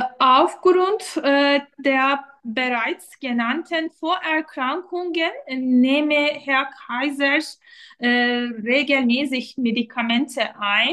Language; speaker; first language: German; non-native, fluent; Turkish